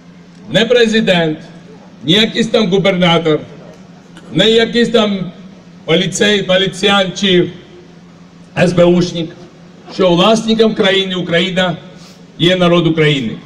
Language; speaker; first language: Ukrainian; non-native, fluent; Georgian